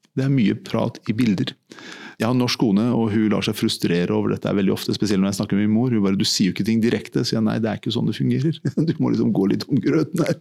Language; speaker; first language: Norwegian; early bilingual, other home language; Persian